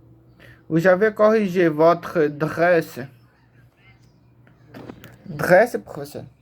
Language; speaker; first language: French; non-native, learner; Portuguese